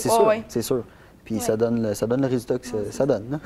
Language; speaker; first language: French; native; French